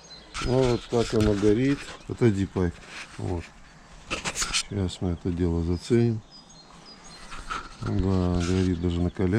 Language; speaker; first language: Russian; native; Russian